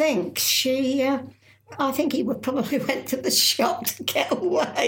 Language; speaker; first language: English; native; English